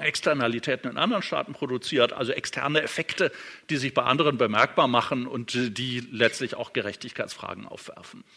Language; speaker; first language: German; native; German